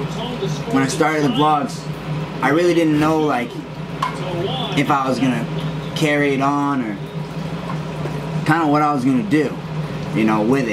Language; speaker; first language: English; native; English